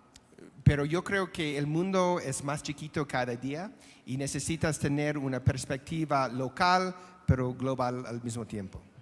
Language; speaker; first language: Spanish; non-native, fluent; English